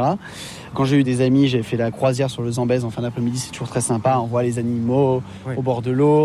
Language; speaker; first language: French; native; French